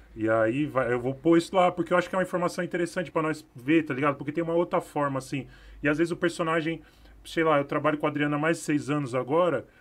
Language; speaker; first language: Portuguese; native; Portuguese